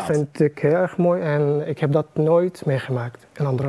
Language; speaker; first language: Dutch; non-native, learner; Arabic